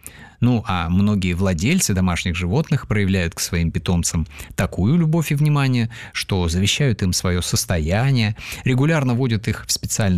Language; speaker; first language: Russian; native; Russian